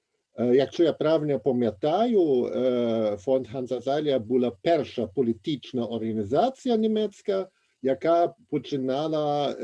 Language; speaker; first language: Ukrainian; non-native, fluent; German